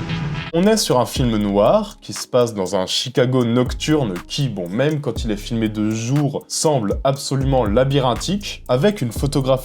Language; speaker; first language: French; native; French